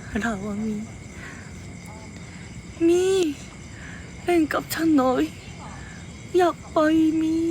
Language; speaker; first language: Thai; non-native, learner; Korean